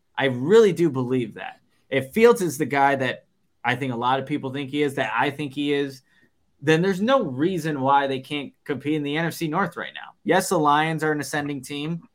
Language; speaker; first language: English; native; English